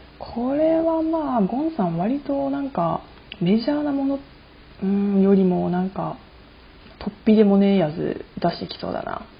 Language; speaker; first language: Japanese; native; Japanese